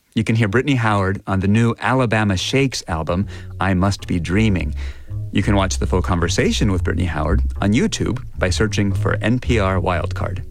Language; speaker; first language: English; native; English